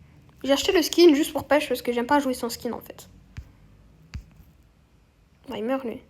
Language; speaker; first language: French; native; French